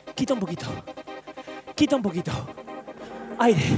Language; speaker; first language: Spanish; native; Spanish